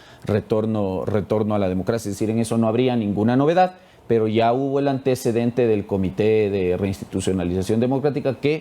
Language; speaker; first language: Spanish; native; Spanish